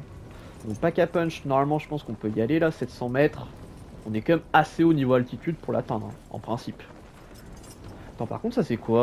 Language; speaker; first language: French; native; French